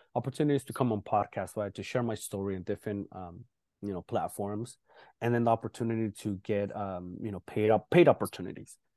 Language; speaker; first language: English; early bilingual, other home language; Spanish